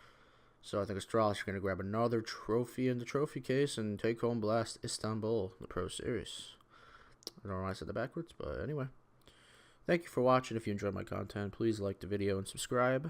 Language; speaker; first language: English; native; English